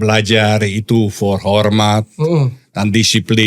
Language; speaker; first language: Indonesian; non-native, learner; Dutch